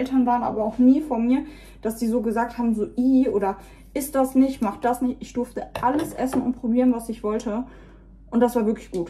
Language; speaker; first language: German; native; German